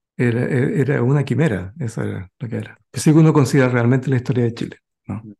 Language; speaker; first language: Spanish; native; Spanish